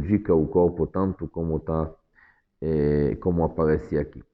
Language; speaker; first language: Portuguese; non-native, fluent; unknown